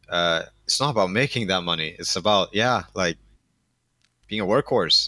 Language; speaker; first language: English; non-native, fluent; Danish